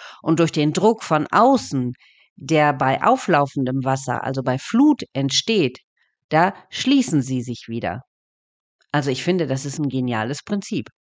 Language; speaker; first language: German; native; German